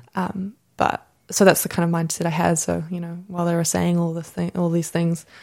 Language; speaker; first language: English; native; English